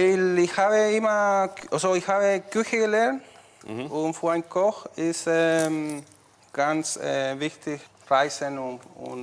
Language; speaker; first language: German; non-native, learner; Spanish